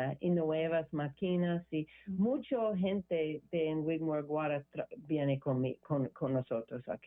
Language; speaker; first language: Spanish; non-native, learner; English